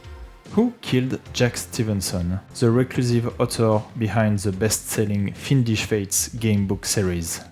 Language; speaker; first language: English; non-native, fluent; French